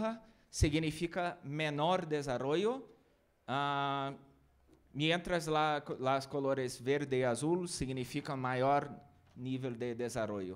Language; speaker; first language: Spanish; non-native, learner; Portuguese